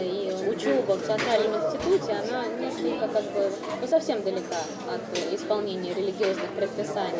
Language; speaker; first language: Russian; native; Russian